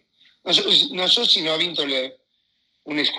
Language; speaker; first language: Italian; non-native, fluent; Spanish